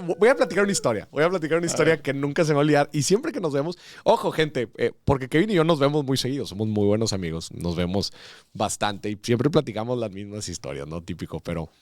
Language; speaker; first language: Spanish; native; Spanish